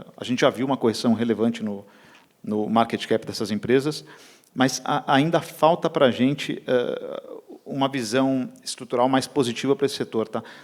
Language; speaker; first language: Portuguese; native; Portuguese